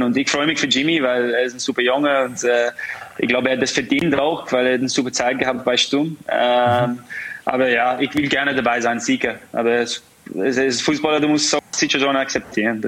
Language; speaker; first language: German; non-native, fluent; English